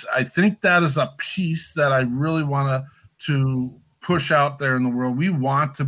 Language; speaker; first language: English; native; English